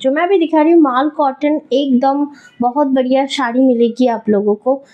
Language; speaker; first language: Hindi; non-native, local second language; Bangla